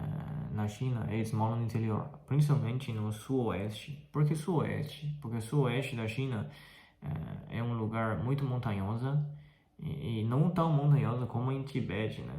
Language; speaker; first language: Portuguese; non-native, fluent; Chinese